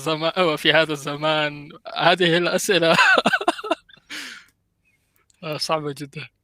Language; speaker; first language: Arabic; non-native, learner; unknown